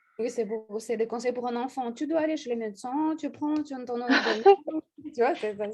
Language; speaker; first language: French; non-native, fluent; Russian